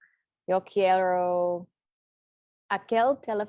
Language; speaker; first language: Spanish; non-native, learner; English